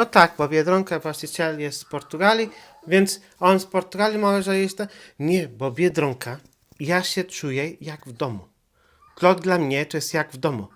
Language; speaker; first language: Polish; non-native, learner; Portuguese